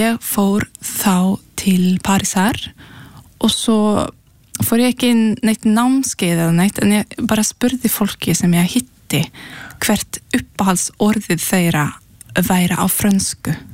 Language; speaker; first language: Icelandic; early bilingual, heritage; Icelandic